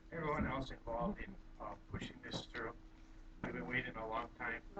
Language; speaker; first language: English; native; English